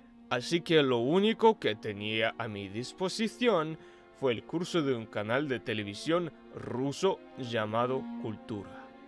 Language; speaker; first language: Spanish; non-native, fluent; Russian